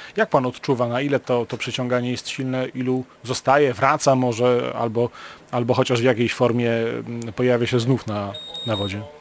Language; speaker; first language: Polish; native; Polish